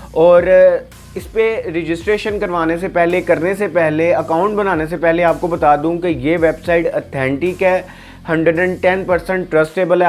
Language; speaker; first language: Urdu; native; Urdu